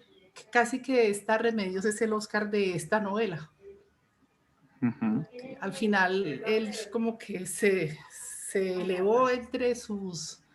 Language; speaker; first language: Spanish; native; Spanish